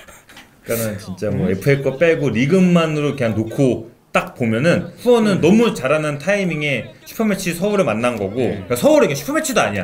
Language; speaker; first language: Korean; native; Korean